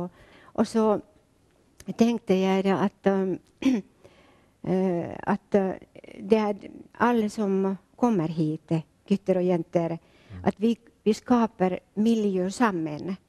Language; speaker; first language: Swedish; non-native, learner; Finnish